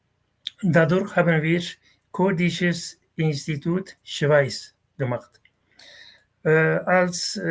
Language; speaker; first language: German; non-native, fluent; Kurdish